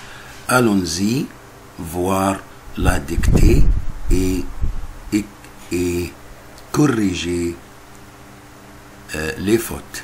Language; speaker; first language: French; non-native, fluent; Arabic